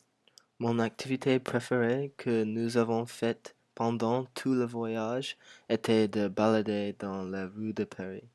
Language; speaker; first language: French; non-native, learner; English